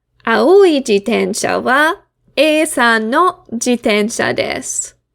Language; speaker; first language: Japanese; non-native, fluent; English